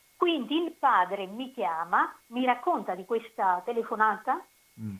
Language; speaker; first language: Italian; native; Italian